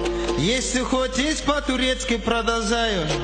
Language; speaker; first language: Russian; non-native, local second language; Kyrgyz